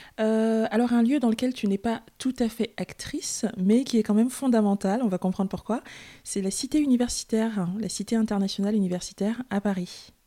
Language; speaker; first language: French; native; French